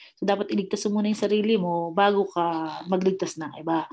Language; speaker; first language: Filipino; native; Filipino